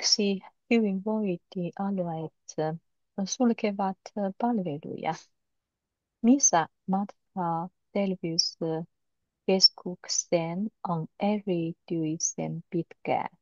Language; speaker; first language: Finnish; non-native, learner; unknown